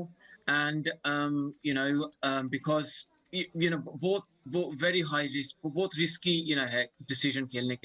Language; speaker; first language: Hindi; early bilingual, heritage; English